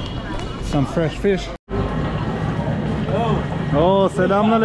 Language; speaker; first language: English; non-native, fluent; Turkish